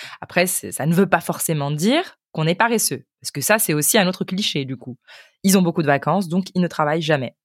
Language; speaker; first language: French; native; French